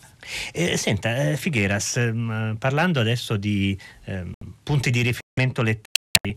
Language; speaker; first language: Italian; native; Italian